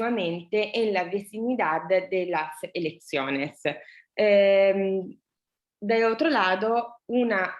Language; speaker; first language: Spanish; non-native, fluent; Italian